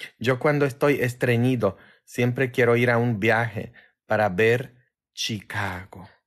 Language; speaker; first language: Spanish; non-native, fluent; Polish